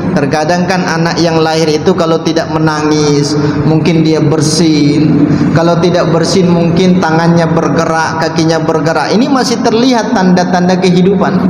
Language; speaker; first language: Malay; native; Malay